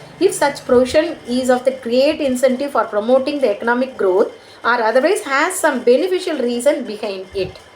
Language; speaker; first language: English; non-native, local second language; Tamil